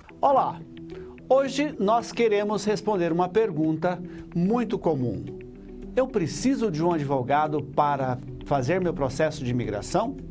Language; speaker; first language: Portuguese; early bilingual, heritage; Portuguese